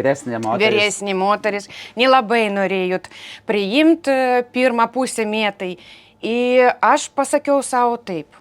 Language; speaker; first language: Lithuanian; non-native, learner; Ukrainian